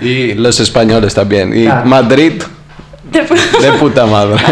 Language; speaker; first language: Spanish; non-native, learner; Greek